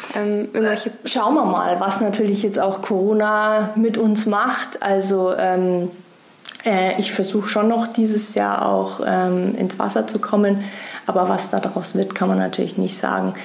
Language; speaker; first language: German; native; German